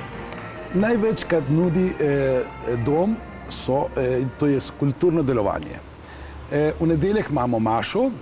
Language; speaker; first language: Slovenian; early bilingual, heritage; Slovenian